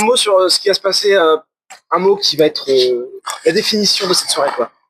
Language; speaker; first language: French; native; French